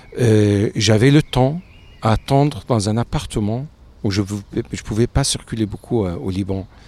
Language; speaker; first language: French; non-native, fluent; Arabic